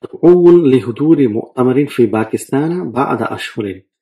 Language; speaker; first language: Arabic; non-native, fluent; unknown